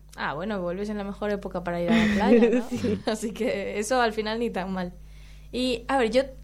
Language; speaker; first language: Spanish; native; Spanish